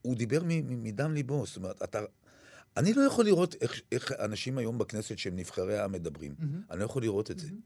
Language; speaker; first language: Hebrew; early bilingual, other home language; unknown